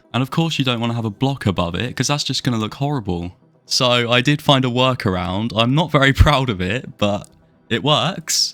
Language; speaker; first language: English; native; English